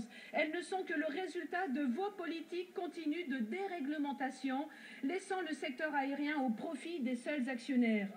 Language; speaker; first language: French; native; French